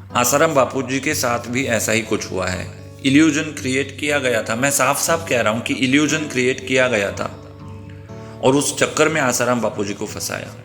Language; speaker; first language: Hindi; non-native, local second language; Marathi